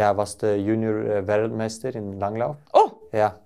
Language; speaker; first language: German; non-native, learner; Norwegian